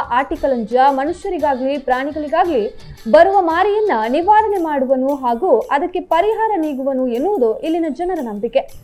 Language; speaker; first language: Kannada; native; Kannada